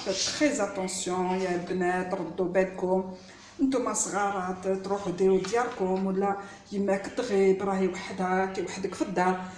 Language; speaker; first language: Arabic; native; Arabic